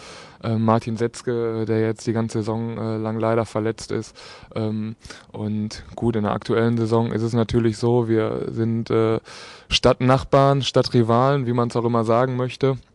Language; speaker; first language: German; native; German